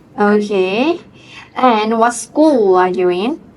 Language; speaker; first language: English; non-native, fluent; Vietnamese